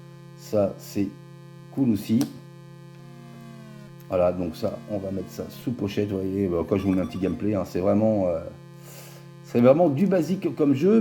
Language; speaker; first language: French; native; French